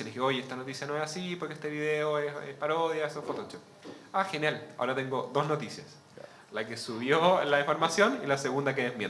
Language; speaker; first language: Spanish; native; Spanish